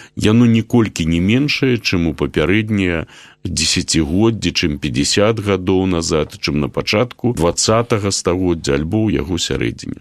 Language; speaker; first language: Belarusian; native; Belarusian